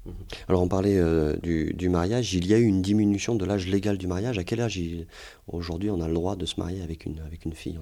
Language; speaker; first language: French; native; French